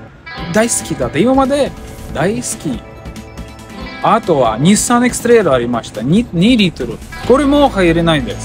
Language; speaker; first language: Japanese; non-native, learner; Russian